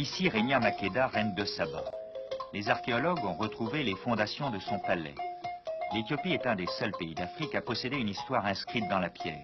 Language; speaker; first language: French; native; French